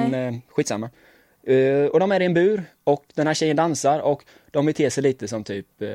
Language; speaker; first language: Swedish; native; Swedish